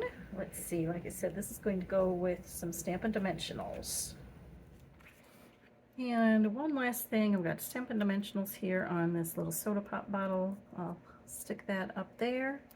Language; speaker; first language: English; native; English